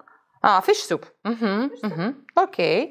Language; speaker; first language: English; non-native, fluent; Russian